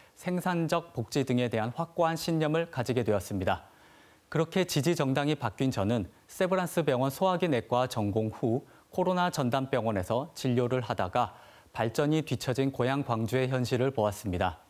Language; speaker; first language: Korean; native; Korean